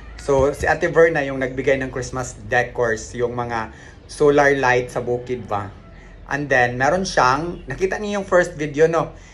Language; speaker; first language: Filipino; non-native, local second language; Cebuano